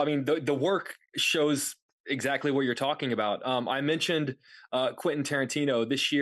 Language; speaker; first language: English; native; English